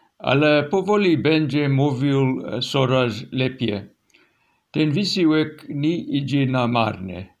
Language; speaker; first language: Polish; non-native, learner; English